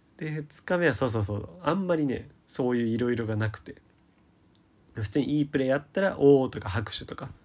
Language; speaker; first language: Japanese; native; Japanese